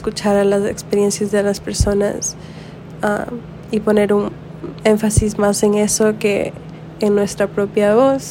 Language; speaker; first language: Spanish; early bilingual, heritage; Spanish